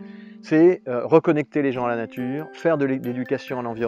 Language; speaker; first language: French; native; French